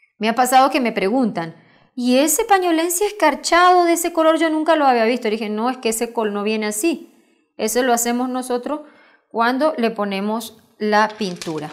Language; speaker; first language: Spanish; native; Spanish